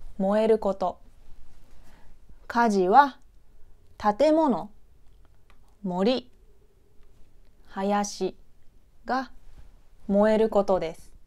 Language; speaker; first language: Japanese; native; Japanese